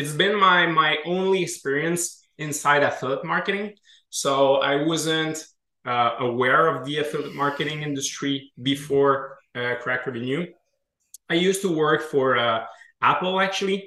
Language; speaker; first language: English; non-native, fluent; French